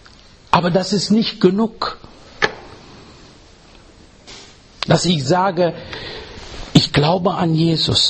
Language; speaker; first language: German; non-native, fluent; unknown